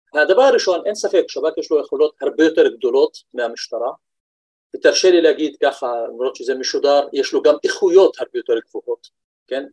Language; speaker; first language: Hebrew; non-native, local second language; Arabic